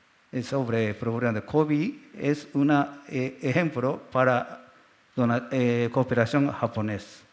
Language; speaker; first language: Spanish; non-native, learner; Japanese